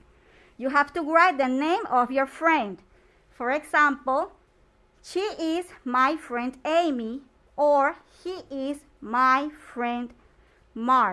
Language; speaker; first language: English; non-native, fluent; Spanish